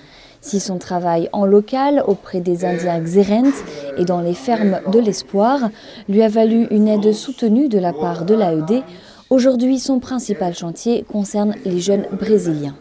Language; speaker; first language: French; native; French